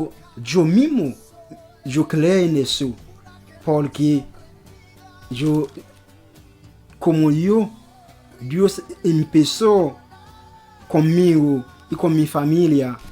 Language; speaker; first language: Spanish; non-native, local second language; Haitian Creole